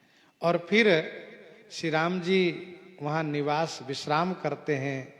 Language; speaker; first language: Hindi; native; Hindi